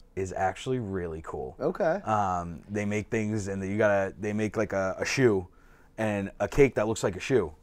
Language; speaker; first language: English; native; English